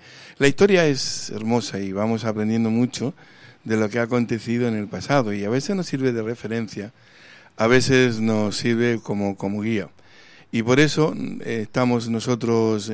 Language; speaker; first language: Spanish; native; Spanish